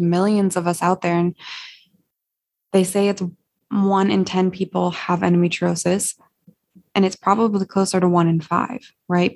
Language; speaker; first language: English; native; English